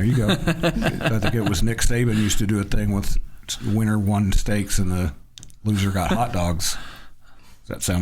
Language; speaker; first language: English; native; English